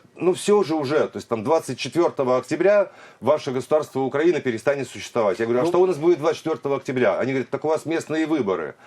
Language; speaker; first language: Russian; native; Russian